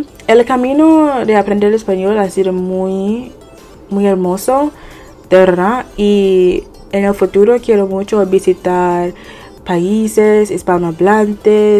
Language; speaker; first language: Spanish; non-native, fluent; English